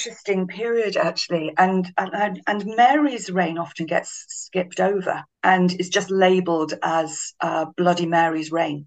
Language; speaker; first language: English; native; English